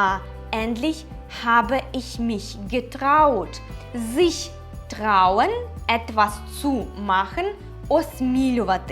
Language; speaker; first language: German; non-native, fluent; Ukrainian